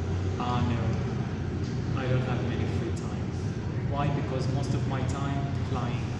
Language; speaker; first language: English; non-native, learner; Arabic